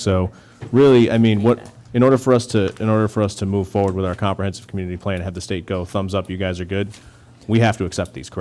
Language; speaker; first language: English; native; English